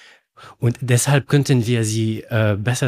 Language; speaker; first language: German; non-native, learner; Arabic